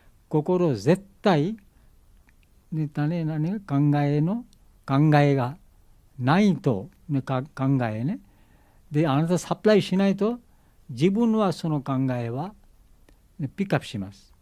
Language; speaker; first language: Japanese; non-native, learner; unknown